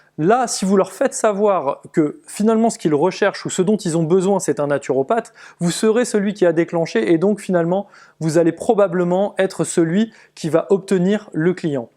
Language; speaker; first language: French; native; French